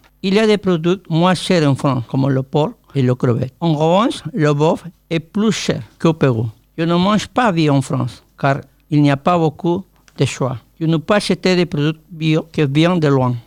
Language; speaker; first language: French; non-native, learner; Spanish